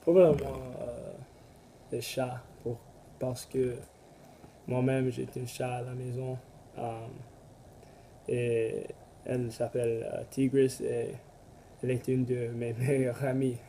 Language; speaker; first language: French; non-native, learner; English